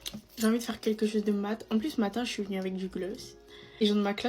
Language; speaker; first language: French; native; French